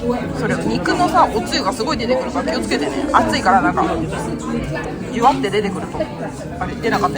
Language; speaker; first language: Japanese; native; Japanese